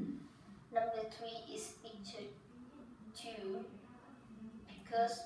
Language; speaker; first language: English; non-native, learner; Vietnamese